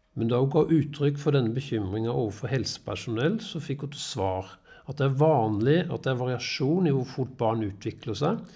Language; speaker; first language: Norwegian; native; Norwegian